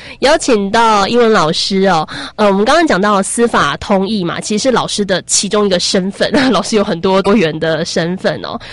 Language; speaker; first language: Chinese; native; Chinese